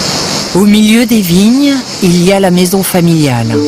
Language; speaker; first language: French; native; French